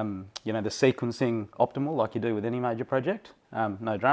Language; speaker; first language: English; native; English